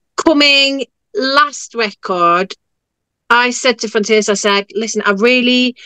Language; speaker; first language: English; non-native, fluent; Norwegian